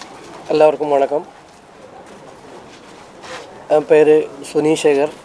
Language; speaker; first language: Tamil; non-native, learner; Malayalam